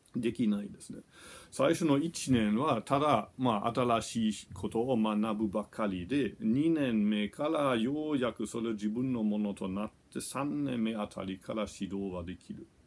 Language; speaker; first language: Japanese; non-native, fluent; German